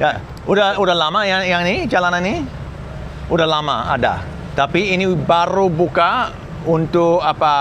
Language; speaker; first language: Indonesian; non-native, learner; English